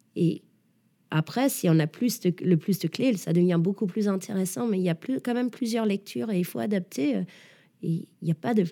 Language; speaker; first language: French; early bilingual, other home language; Danish